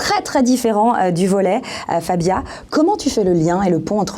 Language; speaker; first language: French; native; French